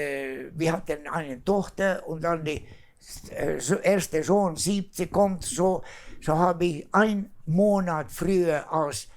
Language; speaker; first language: German; non-native, fluent; Finnish